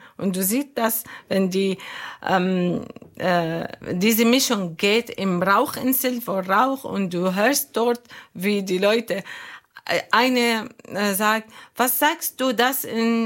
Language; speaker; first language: German; non-native, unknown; Arabic